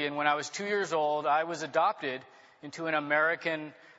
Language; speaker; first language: English; native; English